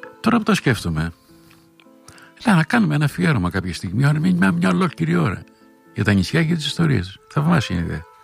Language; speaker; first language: Greek; native; Greek